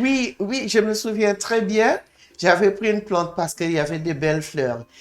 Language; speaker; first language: French; non-native, fluent; English